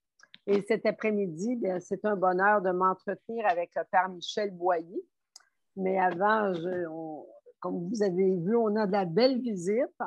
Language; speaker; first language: French; native; French